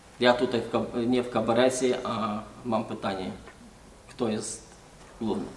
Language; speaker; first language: Polish; non-native, learner; Ukrainian